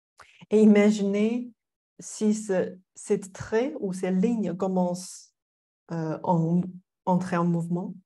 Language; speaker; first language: French; non-native, fluent; Chinese